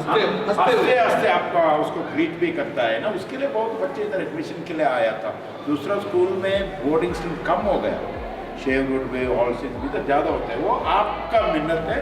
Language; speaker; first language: Hindi; non-native, learner; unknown